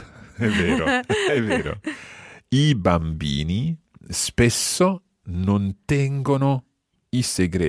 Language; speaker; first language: Italian; non-native, fluent; English